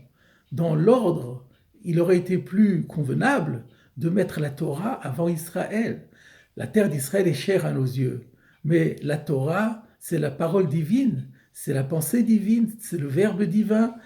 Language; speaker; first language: French; native; French